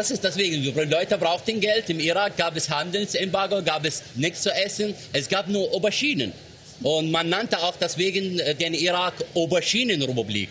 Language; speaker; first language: German; non-native, fluent; Arabic